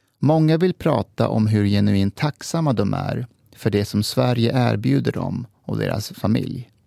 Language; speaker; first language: Swedish; early bilingual, other home language; Persian